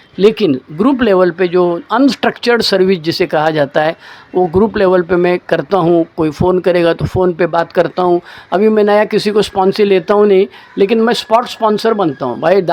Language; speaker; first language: Hindi; non-native, local second language; Marathi